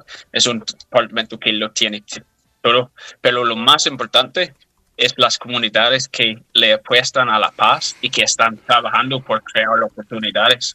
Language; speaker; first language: Spanish; non-native, fluent; English